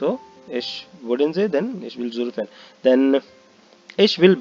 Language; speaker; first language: German; non-native, learner; Hindi